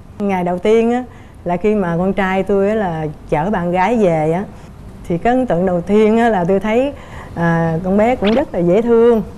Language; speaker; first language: Vietnamese; native; Vietnamese